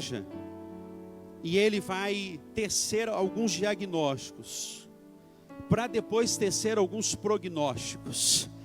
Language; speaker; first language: Portuguese; native; Portuguese